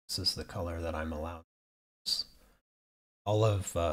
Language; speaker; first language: English; native; English